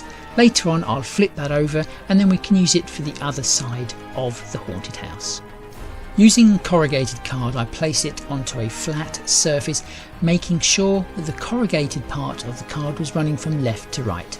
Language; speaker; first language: English; native; English